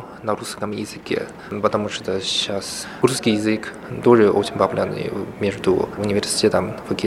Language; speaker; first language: Russian; non-native, fluent; Chinese